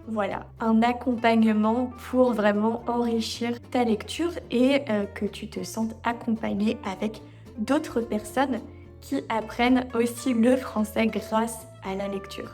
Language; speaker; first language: French; native; French